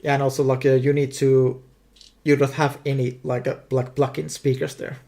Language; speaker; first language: English; non-native, fluent; Finnish